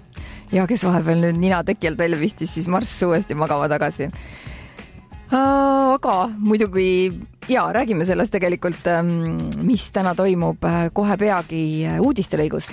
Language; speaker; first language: Estonian; native; Estonian